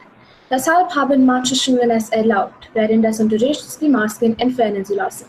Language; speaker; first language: German; non-native, learner; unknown